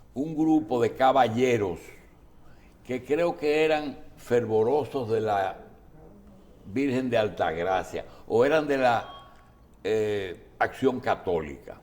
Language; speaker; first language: Spanish; native; Spanish